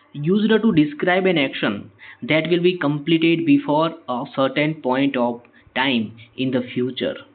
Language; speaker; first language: English; non-native, local second language; Gujarati